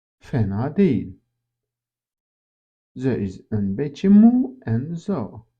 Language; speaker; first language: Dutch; non-native, fluent; Turkish